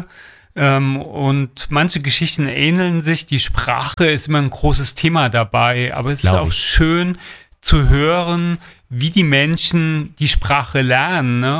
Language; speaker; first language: German; native; German